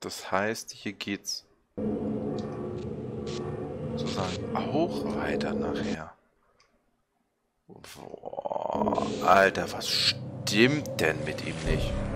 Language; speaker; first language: German; native; German